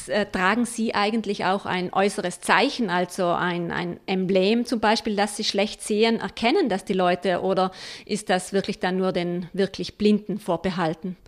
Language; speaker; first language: German; native; German